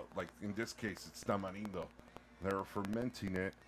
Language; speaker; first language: English; early bilingual, other home language; Spanish